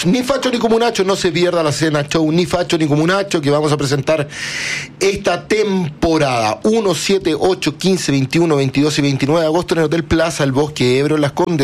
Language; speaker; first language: Spanish; native; Spanish